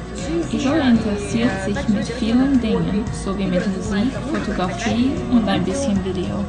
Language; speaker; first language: German; non-native, learner; Russian